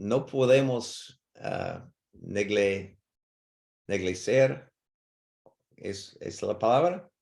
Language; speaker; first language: Spanish; non-native, learner; English